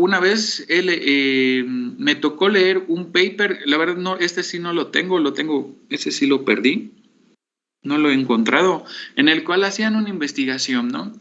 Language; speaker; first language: Spanish; native; Spanish